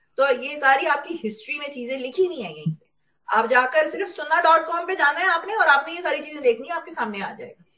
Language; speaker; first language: Urdu; native; Urdu